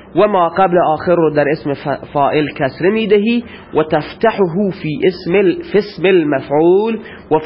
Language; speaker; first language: Persian; non-native, local second language; Baluchi